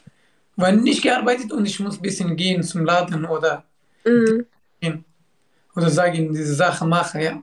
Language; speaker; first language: German; non-native, learner; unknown